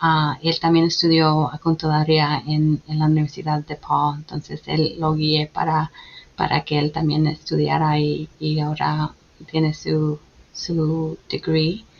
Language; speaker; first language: Spanish; early bilingual, heritage; Spanish